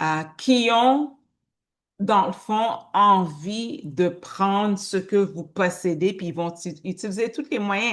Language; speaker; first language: French; native; French